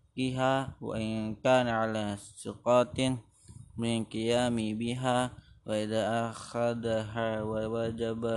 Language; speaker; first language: Arabic; non-native, learner; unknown